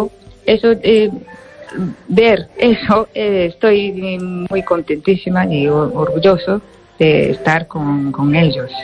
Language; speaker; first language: Spanish; non-native, learner; Japanese